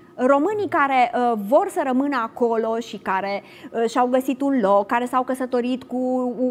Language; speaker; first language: Romanian; native; Romanian